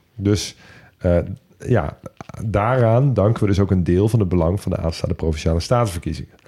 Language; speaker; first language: Dutch; native; Dutch